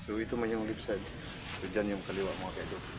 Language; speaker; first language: Filipino; non-native, local second language; Cebuano